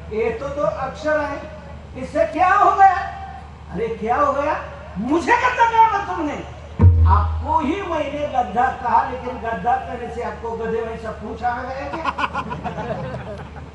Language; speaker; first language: Hindi; non-native, local second language; Marathi